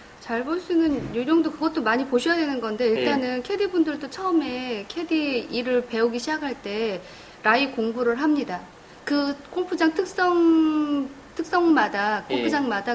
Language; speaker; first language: Korean; native; Korean